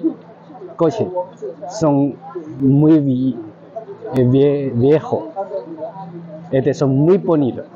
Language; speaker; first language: Spanish; non-native, learner; Chinese